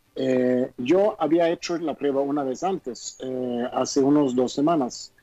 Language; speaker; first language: Spanish; non-native, fluent; Swedish